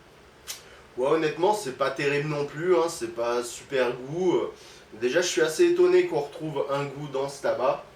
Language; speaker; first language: French; native; French